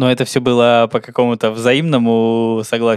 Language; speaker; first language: Russian; native; Russian